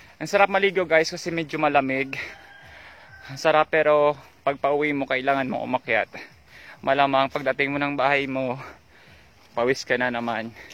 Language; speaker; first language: Filipino; non-native, local second language; Hiligaynon